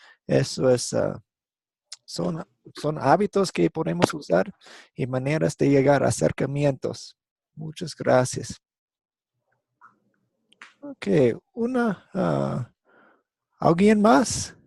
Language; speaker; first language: Spanish; non-native, fluent; English